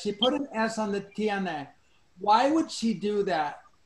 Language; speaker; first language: English; native; English